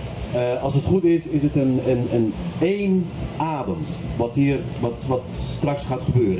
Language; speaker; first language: Dutch; non-native, fluent; Arabic